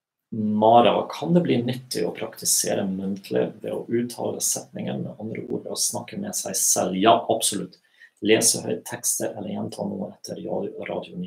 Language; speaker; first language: Norwegian; non-native, fluent; German